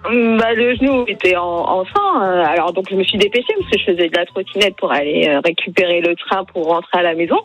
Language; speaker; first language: French; native; French